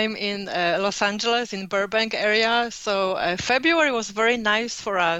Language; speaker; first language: English; non-native, fluent; Polish